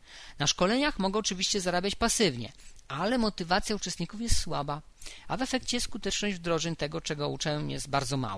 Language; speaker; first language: Polish; native; Polish